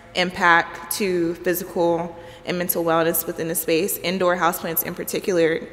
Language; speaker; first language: English; native; English